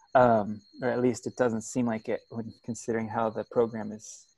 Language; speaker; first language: English; native; English